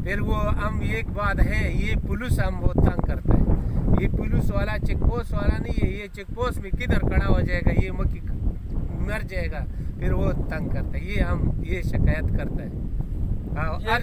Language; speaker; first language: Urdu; non-native, local second language; Pashto